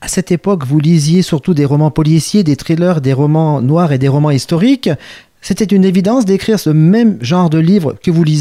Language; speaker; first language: French; native; French